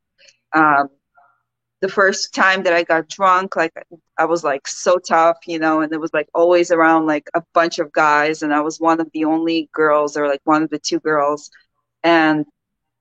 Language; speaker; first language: English; early bilingual, other home language; Ukrainian